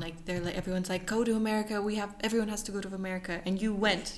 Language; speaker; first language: English; early bilingual, other home language; Persian